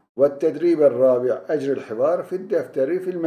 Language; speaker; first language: Arabic; non-native, fluent; Turkish